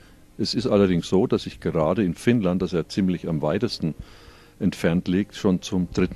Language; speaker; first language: German; native; German